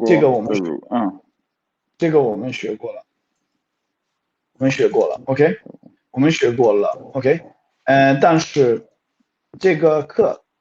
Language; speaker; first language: Chinese; non-native, fluent; Swedish